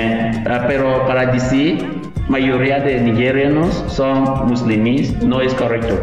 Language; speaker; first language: Spanish; non-native, learner; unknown